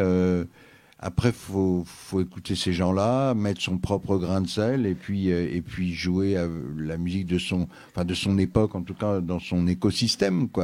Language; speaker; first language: French; native; French